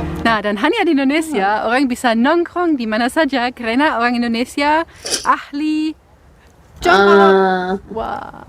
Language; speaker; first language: Indonesian; non-native, fluent; German